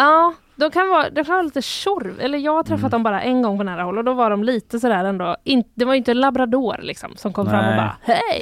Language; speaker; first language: Swedish; native; Swedish